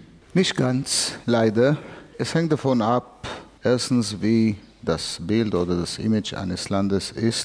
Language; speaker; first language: German; non-native, fluent; Hebrew